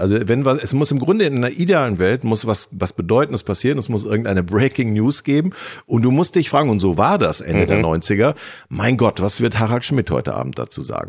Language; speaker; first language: German; native; German